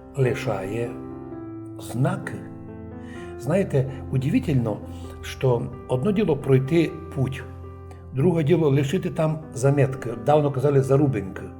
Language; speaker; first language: Ukrainian; native; Ukrainian